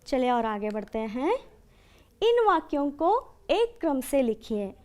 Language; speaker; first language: Hindi; non-native, local second language; Kannada